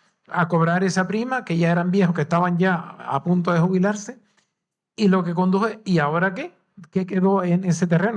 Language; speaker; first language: Spanish; native; Spanish